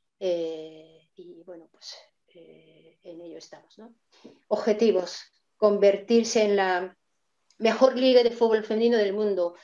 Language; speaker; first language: Spanish; non-native, fluent; Japanese